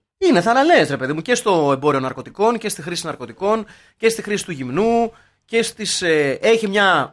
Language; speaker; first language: Greek; native; Greek